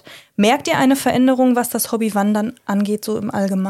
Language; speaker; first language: German; native; German